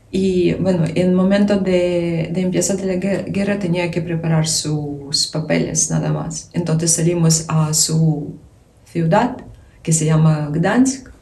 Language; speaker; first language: Spanish; non-native, learner; Ukrainian